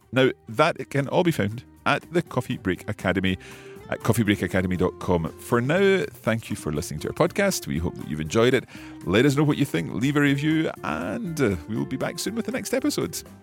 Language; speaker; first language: English; native; English